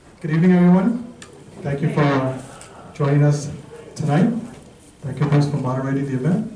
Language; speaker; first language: English; native; English